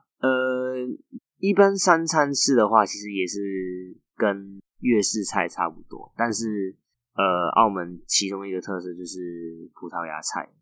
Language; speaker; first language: Chinese; non-native, fluent; Cantonese